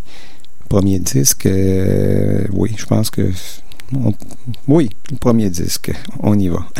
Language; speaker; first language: French; native; French